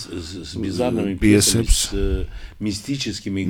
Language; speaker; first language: Russian; non-native, fluent; Romanian